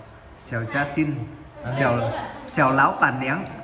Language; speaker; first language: Chinese; non-native, fluent; Vietnamese